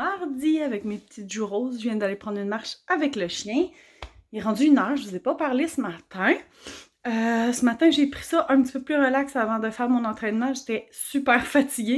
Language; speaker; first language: French; native; French